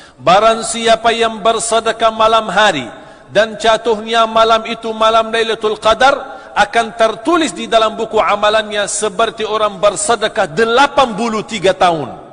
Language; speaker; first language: Malay; non-native, fluent; Arabic